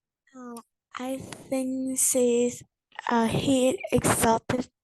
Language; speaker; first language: English; non-native, learner; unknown